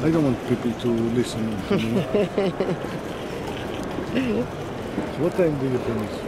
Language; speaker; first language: English; non-native, learner; Greek